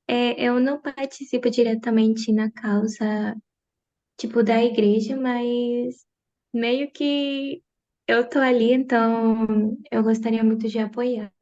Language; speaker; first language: Portuguese; early bilingual, other home language; Spanish